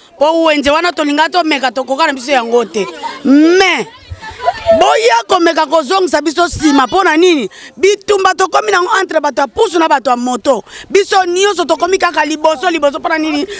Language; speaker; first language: Lingala; non-native, local second language; Kongo